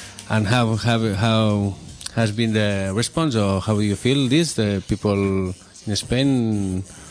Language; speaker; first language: English; non-native, learner; Catalan